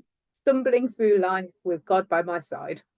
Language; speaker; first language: English; native; English